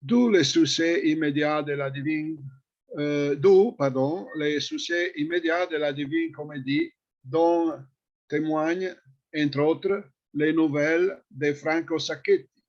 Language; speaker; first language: French; non-native, fluent; Italian